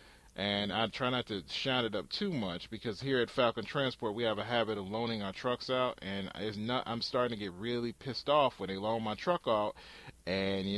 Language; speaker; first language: English; native; English